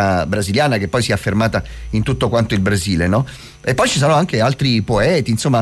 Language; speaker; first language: Italian; native; Italian